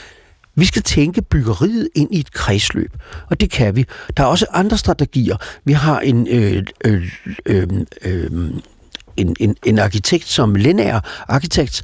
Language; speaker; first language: Danish; native; Danish